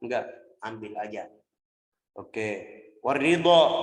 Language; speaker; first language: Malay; non-native, fluent; Arabic